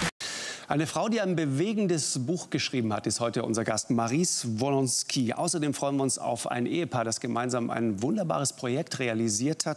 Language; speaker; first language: German; native; German